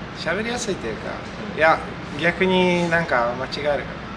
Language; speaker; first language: Japanese; non-native, fluent; Czech